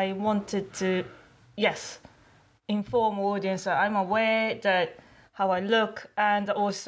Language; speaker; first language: English; non-native, learner; Japanese